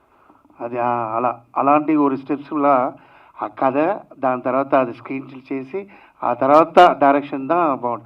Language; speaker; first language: Telugu; non-native, learner; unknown